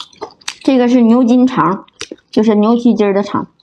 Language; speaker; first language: Chinese; native; Chinese